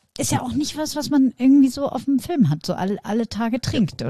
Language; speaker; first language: German; native; German